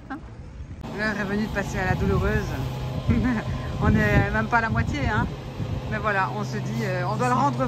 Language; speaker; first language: French; native; French